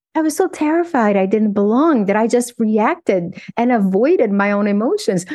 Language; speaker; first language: English; non-native, fluent; Portuguese